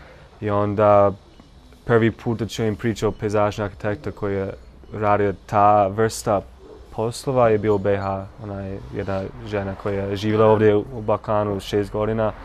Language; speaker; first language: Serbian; non-native, learner; English